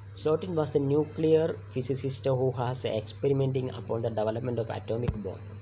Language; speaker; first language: English; non-native, local second language; Malayalam